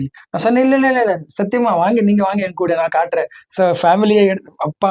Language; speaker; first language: Tamil; early bilingual, heritage; Tamil